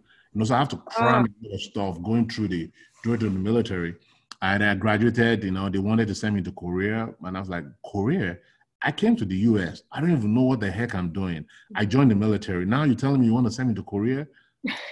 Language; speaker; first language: English; non-native, local second language; Yoruba